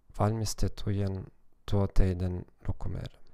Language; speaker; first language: Finnish; non-native, learner; German